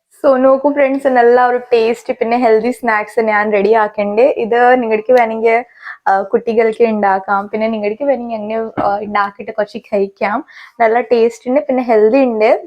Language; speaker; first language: Malayalam; non-native, local second language; Hindi